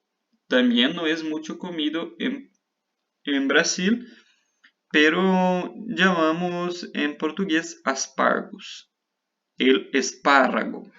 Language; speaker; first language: Spanish; non-native, fluent; Portuguese